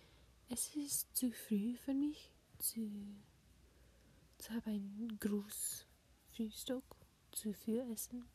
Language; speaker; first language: German; non-native, learner; English